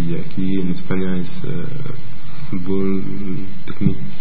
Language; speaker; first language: Spanish; non-native, learner; French